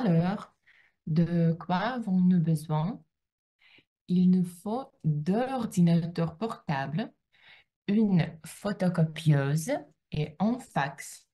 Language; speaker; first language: French; non-native, learner; Russian